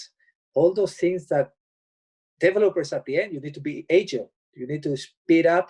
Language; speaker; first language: English; non-native, fluent; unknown